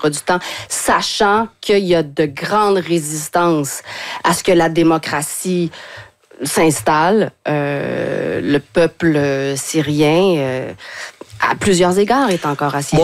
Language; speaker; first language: French; native; French